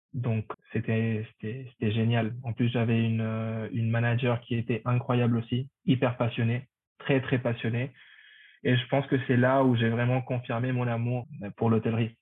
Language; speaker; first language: French; non-native, fluent; Spanish